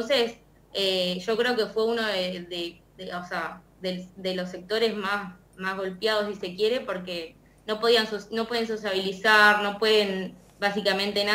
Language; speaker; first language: Spanish; native; Spanish